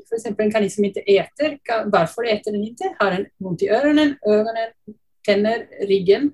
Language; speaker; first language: Norwegian; non-native, fluent; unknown